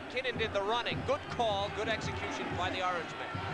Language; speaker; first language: English; native; English